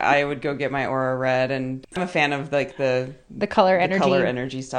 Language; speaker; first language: English; native; English